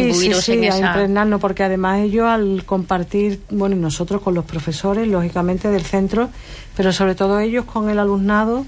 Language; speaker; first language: Spanish; native; Spanish